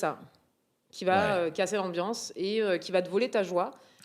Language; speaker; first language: French; native; French